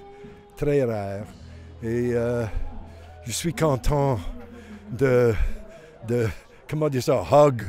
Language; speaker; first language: French; non-native, learner; English